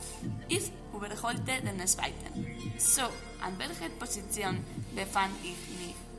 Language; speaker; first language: German; non-native, learner; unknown